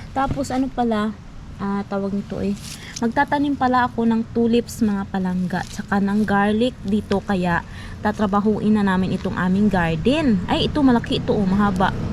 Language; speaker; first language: Filipino; non-native, local second language; Hiligaynon